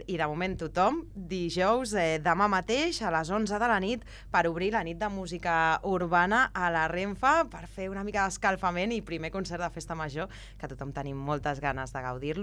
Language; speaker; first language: Catalan; native; Catalan